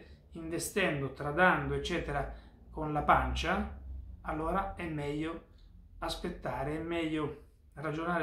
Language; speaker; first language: Italian; native; Italian